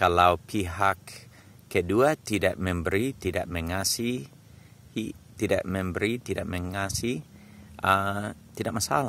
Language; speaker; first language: Indonesian; non-native, fluent; English